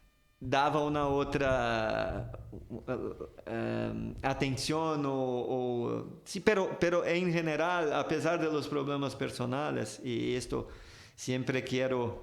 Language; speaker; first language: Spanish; non-native, fluent; Portuguese